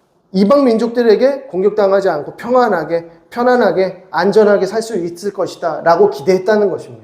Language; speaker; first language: Korean; native; Korean